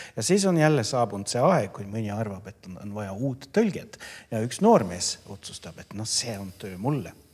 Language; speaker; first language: Estonian; non-native, fluent; Norwegian